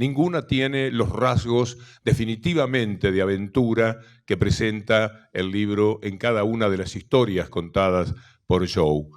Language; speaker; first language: Spanish; native; Spanish